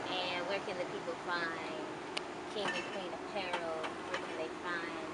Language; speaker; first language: English; native; English